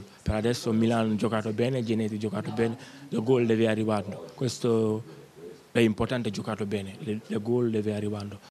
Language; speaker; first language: Italian; non-native, learner; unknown